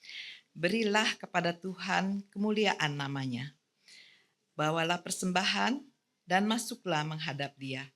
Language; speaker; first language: Indonesian; native; Indonesian